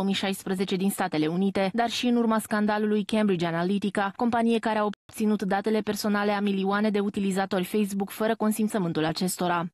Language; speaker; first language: Romanian; native; Romanian